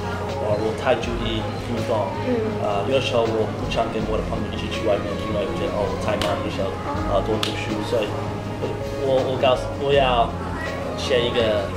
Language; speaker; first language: Chinese; non-native, learner; English